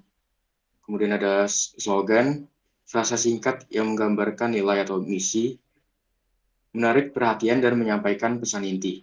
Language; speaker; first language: Indonesian; native; Indonesian